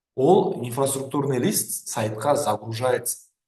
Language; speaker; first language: Russian; non-native, local second language; Kazakh